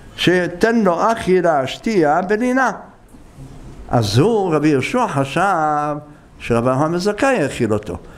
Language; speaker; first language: Hebrew; native; Hebrew